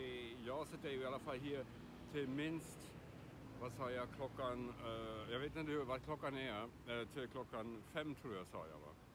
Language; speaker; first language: Swedish; non-native, fluent; German